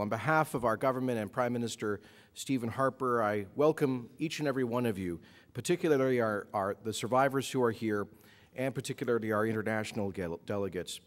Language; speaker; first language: English; native; English